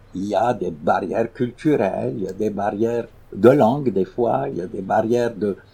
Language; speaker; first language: French; non-native, local second language; Arabic